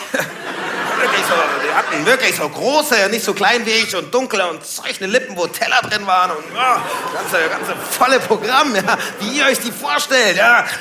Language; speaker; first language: German; early bilingual, other home language; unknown